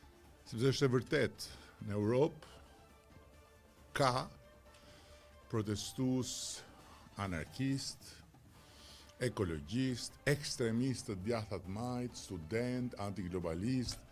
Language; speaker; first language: Albanian; native; Albanian